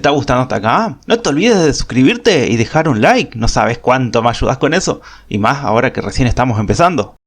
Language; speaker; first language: Spanish; native; Spanish